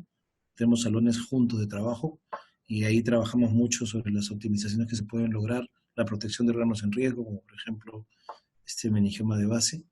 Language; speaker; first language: Spanish; native; Spanish